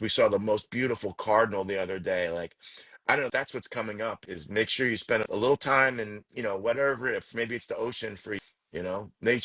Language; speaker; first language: English; native; English